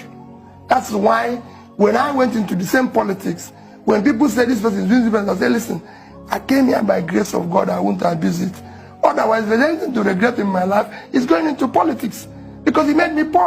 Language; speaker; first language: English; non-native, local second language; Igbo